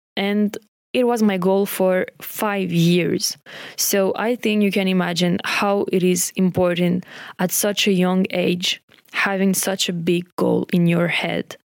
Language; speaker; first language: English; non-native, fluent; French